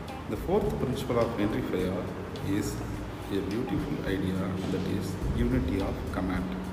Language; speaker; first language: English; non-native, local second language; Tamil